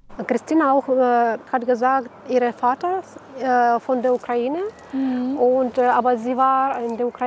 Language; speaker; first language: German; non-native, learner; Ukrainian